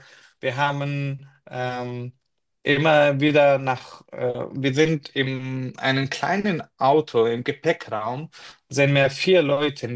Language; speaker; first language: German; non-native, fluent; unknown